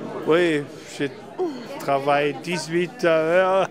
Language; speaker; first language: French; non-native, learner; German